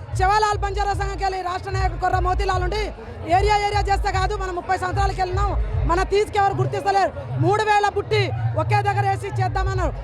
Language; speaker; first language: Telugu; non-native, local second language; Lambadi